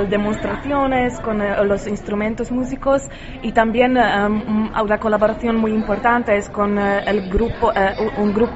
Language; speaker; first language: Spanish; non-native, learner; Polish